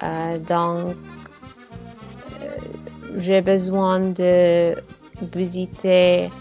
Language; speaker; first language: French; non-native, learner; Arabic